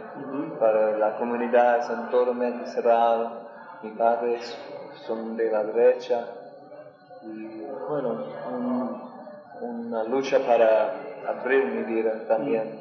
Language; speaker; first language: Spanish; non-native, learner; English